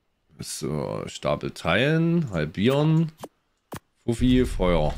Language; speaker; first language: German; native; German